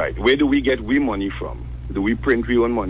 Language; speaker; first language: English; native; English